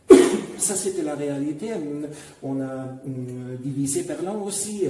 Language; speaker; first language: French; non-native, fluent; German